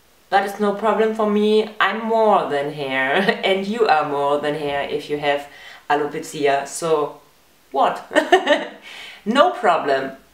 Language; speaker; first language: English; non-native, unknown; German